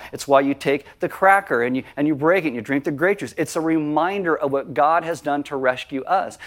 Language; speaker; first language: English; native; English